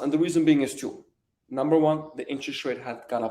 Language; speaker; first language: English; native; English